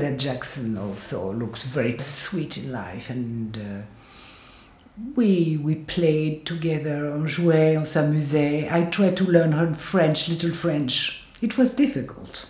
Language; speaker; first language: English; non-native, learner; French